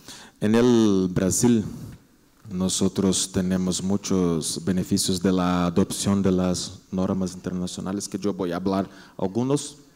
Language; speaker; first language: Spanish; non-native, learner; Portuguese